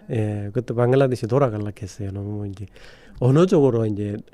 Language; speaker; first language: Korean; non-native, fluent; Bangla